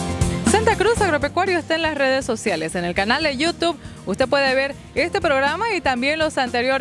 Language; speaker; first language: Spanish; native; Spanish